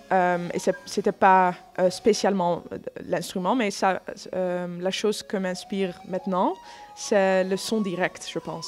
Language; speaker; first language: French; non-native, fluent; Dutch